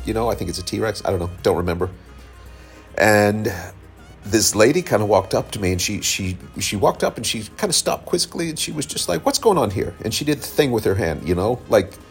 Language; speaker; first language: English; native; English